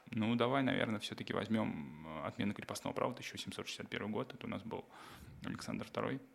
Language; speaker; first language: Russian; native; Russian